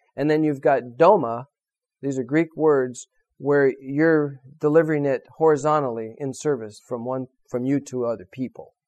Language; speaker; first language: English; native; English